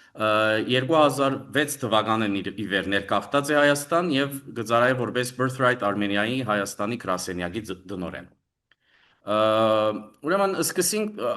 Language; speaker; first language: Armenian; early bilingual, heritage; Armenian